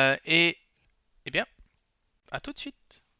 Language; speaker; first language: French; native; French